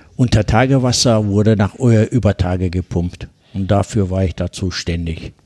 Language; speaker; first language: German; early bilingual, other home language; Turkish